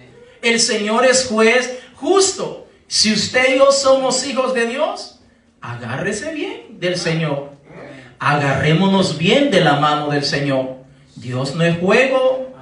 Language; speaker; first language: Spanish; native; Spanish